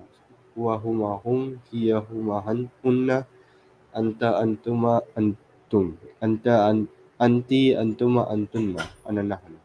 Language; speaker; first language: Arabic; non-native, learner; Filipino